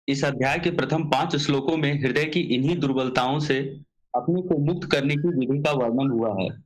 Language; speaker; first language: Hindi; native; Hindi